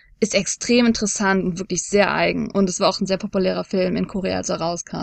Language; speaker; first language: German; native; German